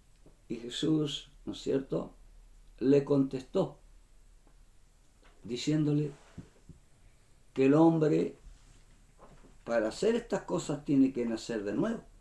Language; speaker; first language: Spanish; native; Spanish